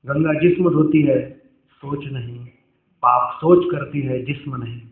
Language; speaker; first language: Hindi; non-native, local second language; Marathi